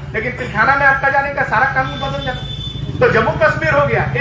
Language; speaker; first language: Hindi; non-native, local second language; Bangla